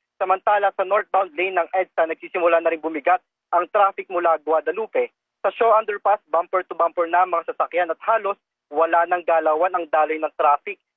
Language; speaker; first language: Filipino; native; Filipino